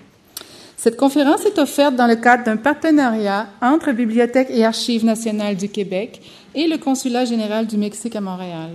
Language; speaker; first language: French; native; French